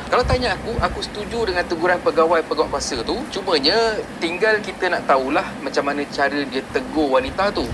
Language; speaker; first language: Malay; native; Malay